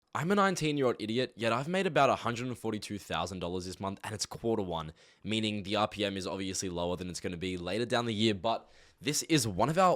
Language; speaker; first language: English; native; English